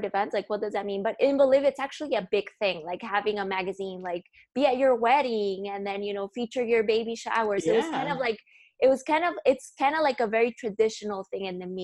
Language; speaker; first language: English; non-native, fluent; Spanish